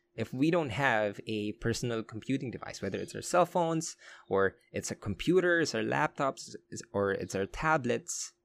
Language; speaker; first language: English; non-native, local second language; Filipino